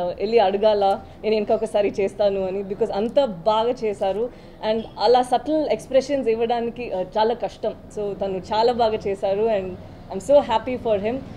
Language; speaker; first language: Telugu; non-native, learner; Tamil